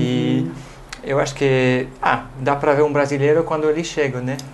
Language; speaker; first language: Portuguese; non-native, fluent; English